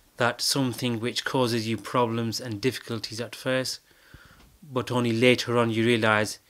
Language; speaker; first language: English; native; English